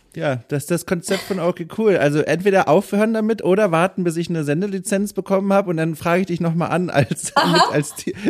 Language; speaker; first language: German; native; German